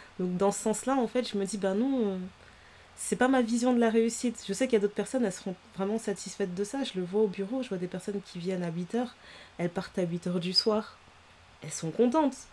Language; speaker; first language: French; early bilingual, other home language; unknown